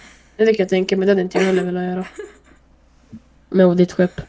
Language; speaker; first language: Swedish; native; Swedish